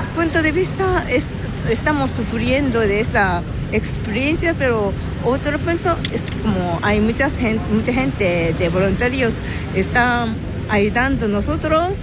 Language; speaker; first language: Spanish; non-native, learner; Japanese